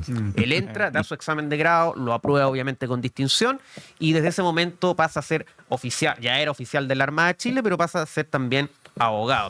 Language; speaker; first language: Spanish; native; Spanish